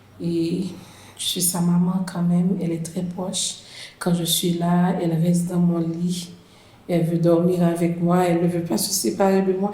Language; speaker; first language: French; non-native, local second language; Haitian Creole